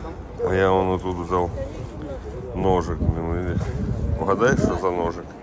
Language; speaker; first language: Russian; native; Russian